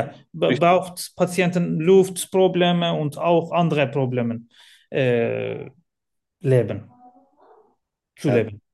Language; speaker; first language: German; non-native, learner; Turkish